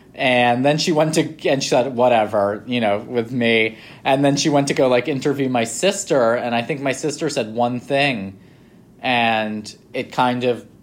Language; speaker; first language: English; native; English